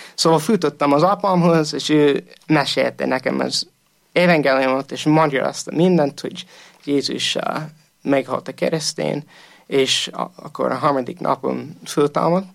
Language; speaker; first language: Hungarian; non-native, fluent; English